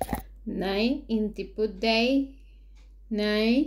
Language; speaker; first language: Swedish; non-native, learner; Filipino